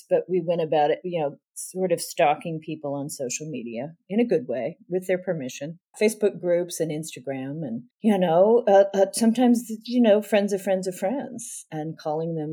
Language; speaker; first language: English; native; English